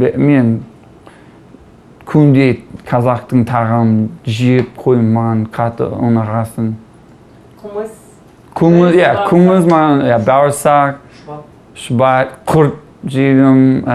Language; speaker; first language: Kazakh; non-native, learner; English